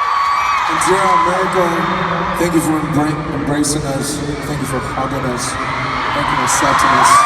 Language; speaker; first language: English; non-native, fluent; Korean